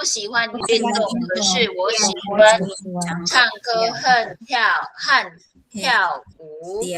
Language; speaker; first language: Chinese; non-native, fluent; Filipino